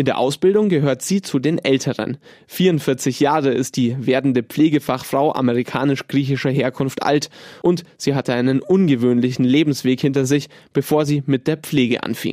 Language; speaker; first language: German; native; German